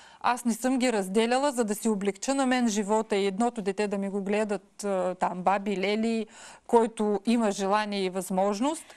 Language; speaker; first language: Bulgarian; early bilingual, heritage; Bulgarian